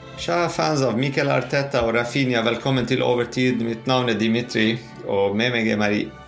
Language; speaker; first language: Norwegian; non-native, fluent; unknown